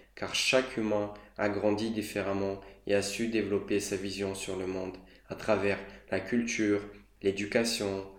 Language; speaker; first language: French; non-native, fluent; Romanian